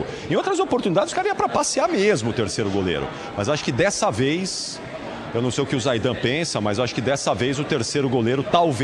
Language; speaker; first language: Portuguese; native; Portuguese